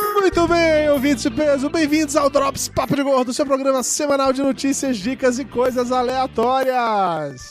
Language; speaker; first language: Portuguese; native; Portuguese